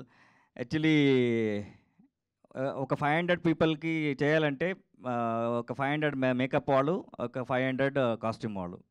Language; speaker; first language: Telugu; non-native, learner; Kannada